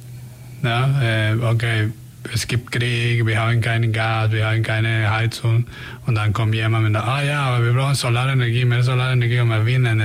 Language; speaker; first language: German; non-native, fluent; Spanish